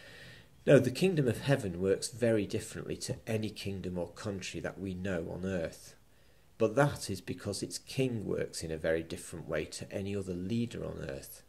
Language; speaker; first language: English; native; English